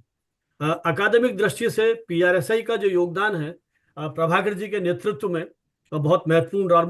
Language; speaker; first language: Hindi; native; Hindi